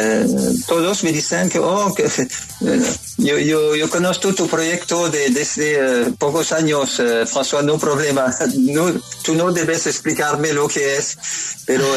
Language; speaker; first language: Spanish; non-native, learner; French